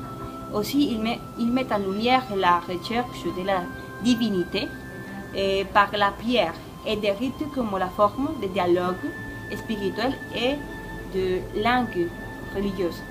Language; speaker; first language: French; non-native, learner; Spanish